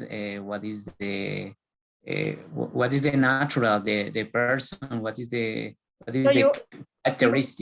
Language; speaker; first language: English; non-native, learner; Spanish